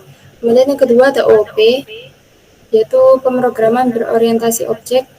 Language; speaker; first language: Indonesian; native; Indonesian